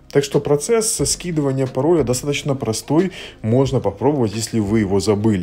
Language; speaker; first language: Russian; native; Russian